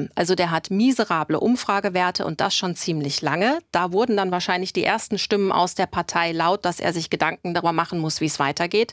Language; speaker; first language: German; native; German